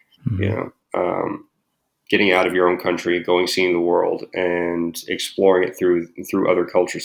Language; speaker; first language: English; native; English